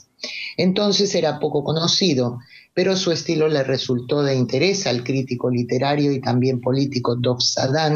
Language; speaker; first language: Spanish; native; Spanish